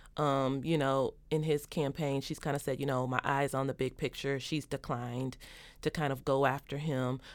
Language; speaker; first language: English; native; English